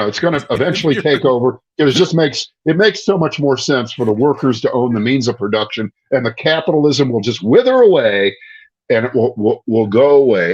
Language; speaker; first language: English; native; English